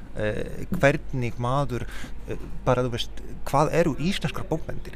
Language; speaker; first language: Icelandic; non-native, fluent; Polish